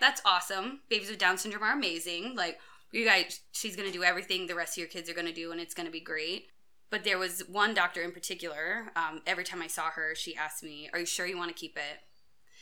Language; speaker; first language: English; native; English